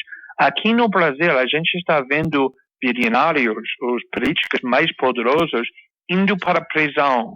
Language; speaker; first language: Portuguese; non-native, fluent; English